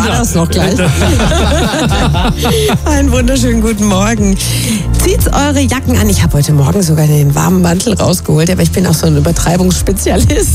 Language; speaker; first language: German; native; German